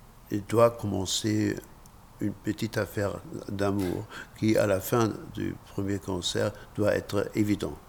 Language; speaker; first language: French; non-native, fluent; German